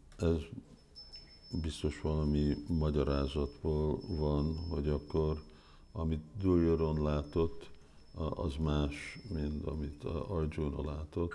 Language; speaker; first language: Hungarian; early bilingual, heritage; Hungarian